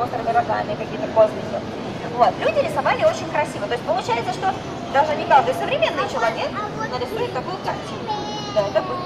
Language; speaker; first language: Russian; native; Russian